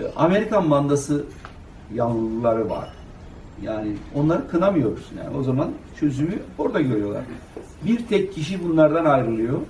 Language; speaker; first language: Turkish; native; Turkish